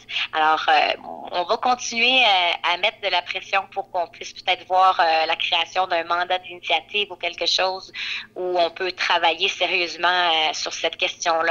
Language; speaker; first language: French; native; French